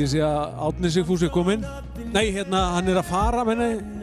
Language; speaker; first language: Icelandic; native; Icelandic